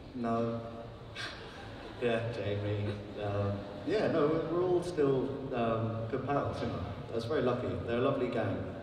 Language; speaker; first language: English; native; English